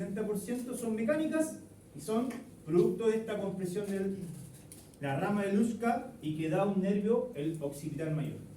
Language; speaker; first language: Spanish; native; Spanish